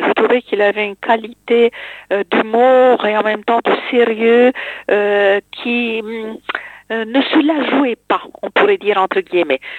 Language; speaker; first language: French; non-native, fluent; Romanian